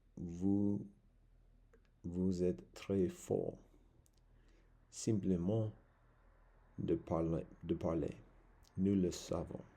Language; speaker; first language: French; non-native, learner; English